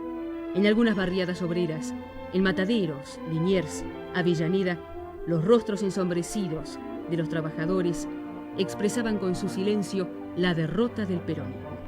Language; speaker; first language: Spanish; native; Spanish